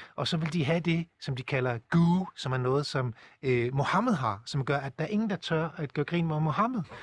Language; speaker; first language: Danish; native; Danish